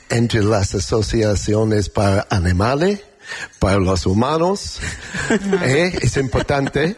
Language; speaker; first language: Spanish; non-native, learner; English